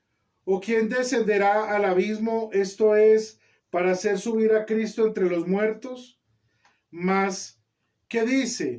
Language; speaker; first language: Spanish; native; Spanish